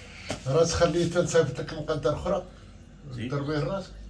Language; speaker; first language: Arabic; native; Arabic